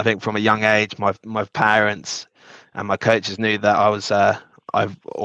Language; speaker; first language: English; native; English